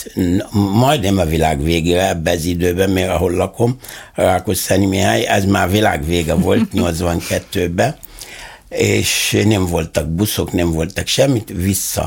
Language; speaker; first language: Hungarian; non-native, fluent; Arabic